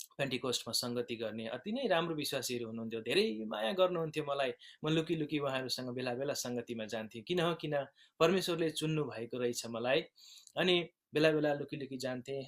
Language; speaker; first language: Nepali; native; Nepali